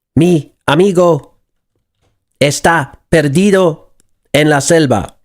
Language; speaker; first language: Spanish; non-native, fluent; English